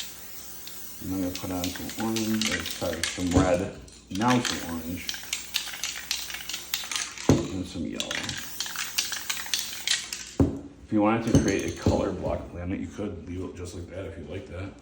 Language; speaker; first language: English; native; English